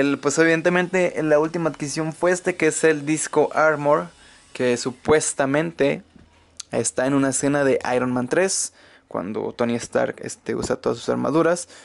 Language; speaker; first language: Spanish; native; Spanish